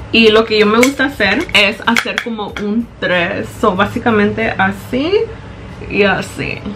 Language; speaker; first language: Spanish; early bilingual, heritage; Spanish